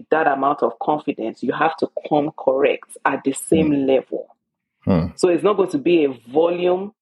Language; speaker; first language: English; non-native, local second language; Yoruba